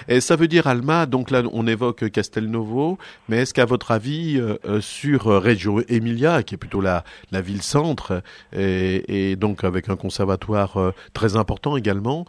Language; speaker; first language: French; native; French